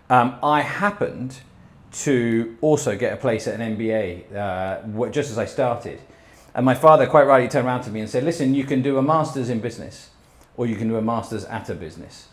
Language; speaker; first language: English; early bilingual, heritage; English